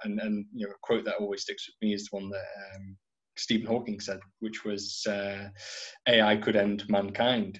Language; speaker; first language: English; native; English